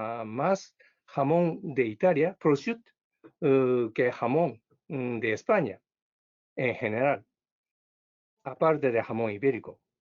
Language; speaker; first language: Spanish; non-native, learner; Japanese